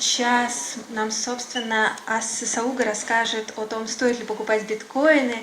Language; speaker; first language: Russian; native; Russian